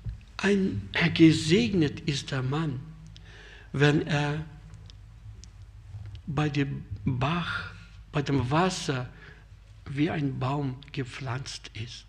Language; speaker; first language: German; non-native, fluent; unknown